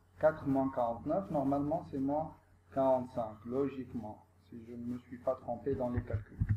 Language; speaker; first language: French; non-native, local second language; Arabic